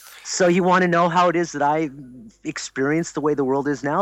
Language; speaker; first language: English; early bilingual, other home language; German